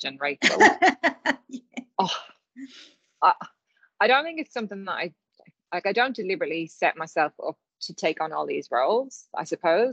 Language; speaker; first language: English; native; English